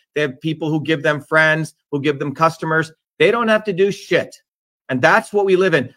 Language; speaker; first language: English; non-native, local second language; Tamil